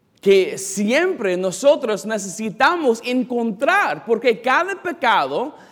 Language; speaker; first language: Spanish; non-native, learner; English